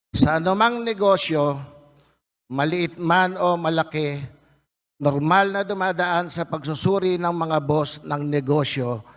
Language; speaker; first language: Filipino; native; Filipino